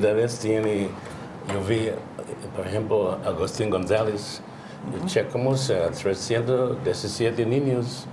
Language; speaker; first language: Spanish; non-native, learner; English